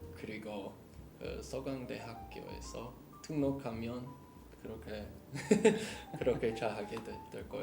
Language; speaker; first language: Korean; non-native, learner; English